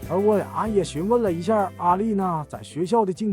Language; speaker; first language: Chinese; native; Chinese